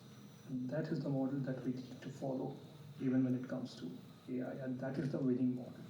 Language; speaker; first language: English; non-native, local second language; Bangla